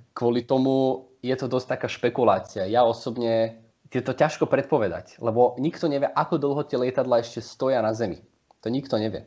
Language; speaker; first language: Slovak; early bilingual, heritage; Slovak